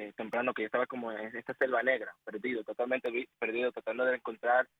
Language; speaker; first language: Spanish; native; Spanish